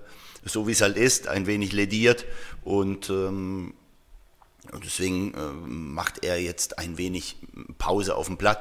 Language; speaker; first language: German; native; German